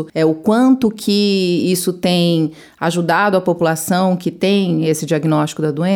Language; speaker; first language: Portuguese; native; Portuguese